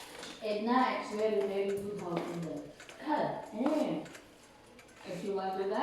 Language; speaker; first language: English; non-native, learner; Filipino